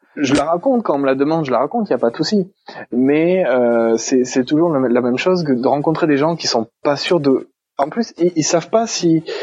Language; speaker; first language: French; native; French